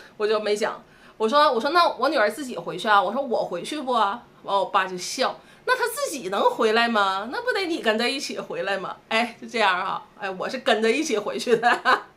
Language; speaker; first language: Chinese; native; Chinese